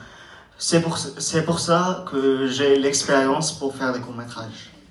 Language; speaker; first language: French; non-native, learner; Arabic